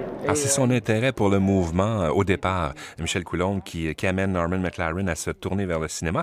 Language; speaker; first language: French; native; French